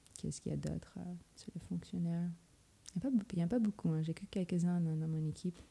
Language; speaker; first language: French; non-native, fluent; Filipino